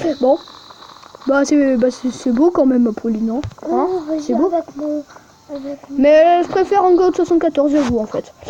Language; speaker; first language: French; native; French